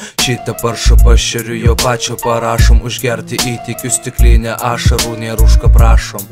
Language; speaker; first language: Lithuanian; native; Lithuanian